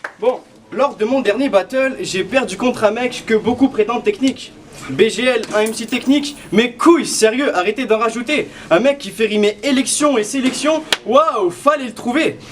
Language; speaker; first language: French; native; French